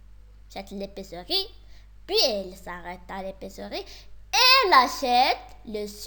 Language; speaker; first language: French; non-native, local second language; Arabic